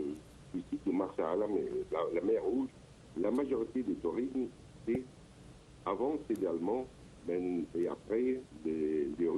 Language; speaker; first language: French; non-native, learner; Arabic